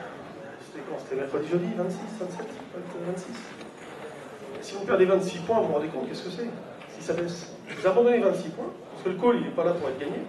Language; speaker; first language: French; native; French